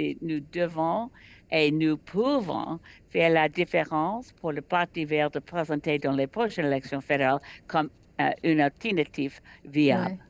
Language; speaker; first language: French; non-native, learner; English